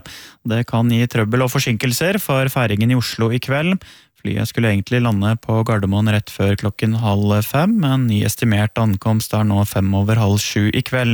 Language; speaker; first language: Norwegian; native; Norwegian